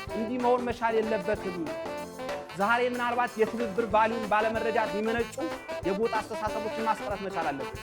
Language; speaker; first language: Amharic; non-native, local second language; Sebat Bet Gurage